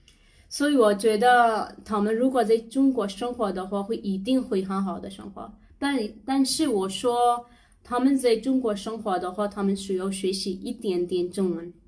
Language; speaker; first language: Chinese; non-native, learner; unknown